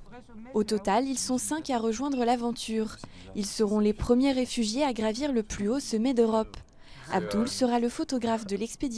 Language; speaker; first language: French; native; French